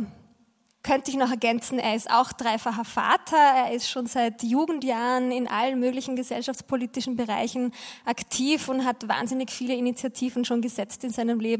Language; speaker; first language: German; native; German